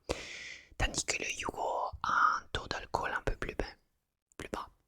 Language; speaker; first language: French; non-native, fluent; Italian